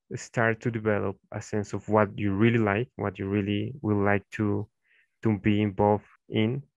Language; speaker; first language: English; non-native, fluent; Spanish